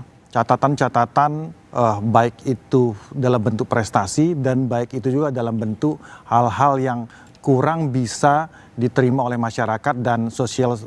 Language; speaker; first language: Indonesian; native; Indonesian